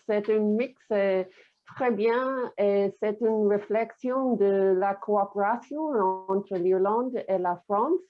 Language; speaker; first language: French; non-native, fluent; English